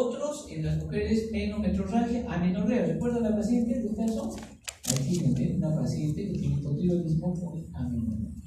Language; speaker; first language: Spanish; native; Spanish